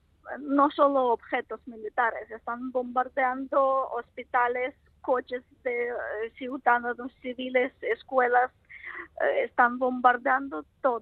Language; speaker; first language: Spanish; non-native, fluent; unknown